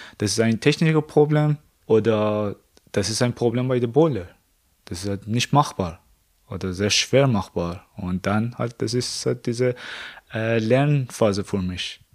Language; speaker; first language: German; non-native, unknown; Persian